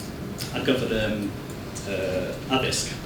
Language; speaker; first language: Welsh; non-native, learner; English